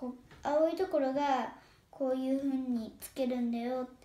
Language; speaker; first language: Japanese; early bilingual, heritage; Japanese